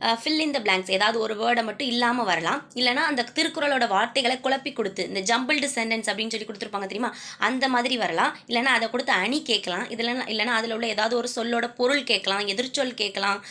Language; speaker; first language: Tamil; native; Tamil